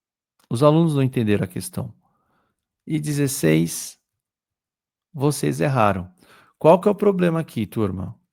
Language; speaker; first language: Portuguese; native; Portuguese